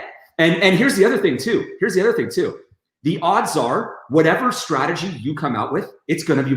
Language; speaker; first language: English; native; English